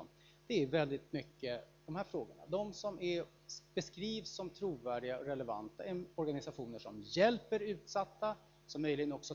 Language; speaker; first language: Swedish; native; Swedish